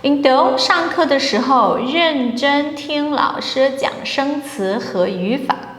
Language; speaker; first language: Chinese; non-native, fluent; Portuguese